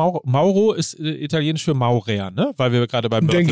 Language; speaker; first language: German; native; German